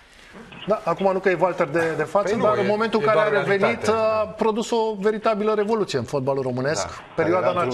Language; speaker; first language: Romanian; native; Romanian